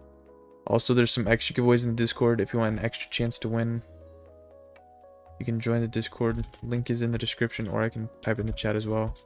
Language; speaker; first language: English; native; English